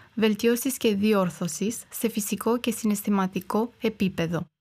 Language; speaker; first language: Greek; non-native, fluent; Romanian